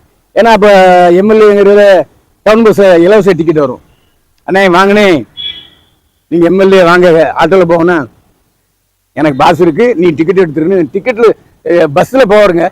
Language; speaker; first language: Tamil; native; Tamil